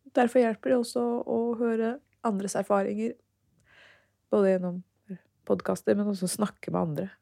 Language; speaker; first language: Norwegian; early bilingual, other home language; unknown